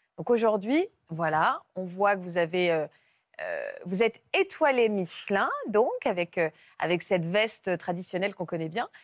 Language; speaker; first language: French; native; French